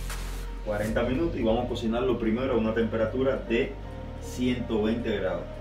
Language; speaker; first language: Spanish; native; Spanish